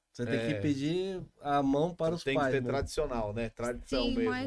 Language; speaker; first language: Portuguese; native; Portuguese